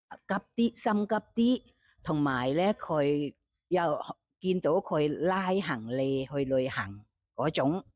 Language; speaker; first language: Cantonese; non-native, fluent; Thai